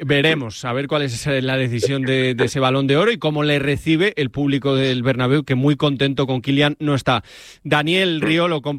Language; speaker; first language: Spanish; native; Spanish